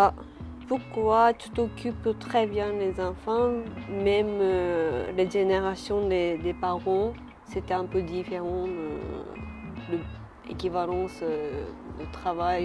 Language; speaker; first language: French; non-native, learner; Japanese